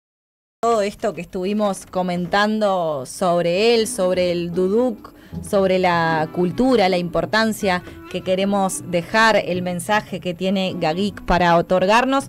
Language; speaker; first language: Spanish; native; Spanish